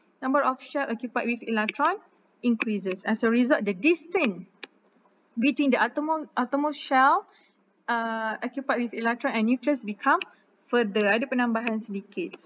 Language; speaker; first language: English; non-native, local second language; Malay